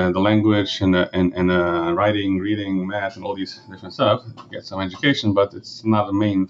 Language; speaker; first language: English; early bilingual, other home language; Yiddish